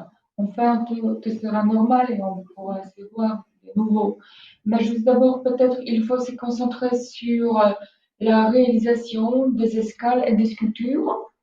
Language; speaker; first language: French; non-native, fluent; Polish